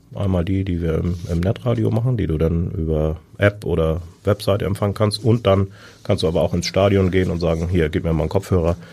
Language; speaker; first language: German; native; German